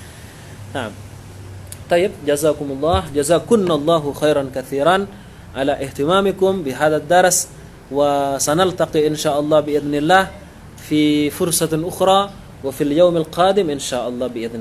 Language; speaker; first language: Arabic; non-native, fluent; Indonesian